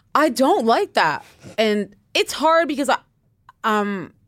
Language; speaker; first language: English; non-native, fluent; French